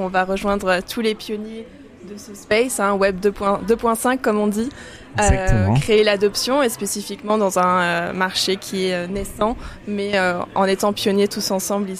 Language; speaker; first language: French; native; French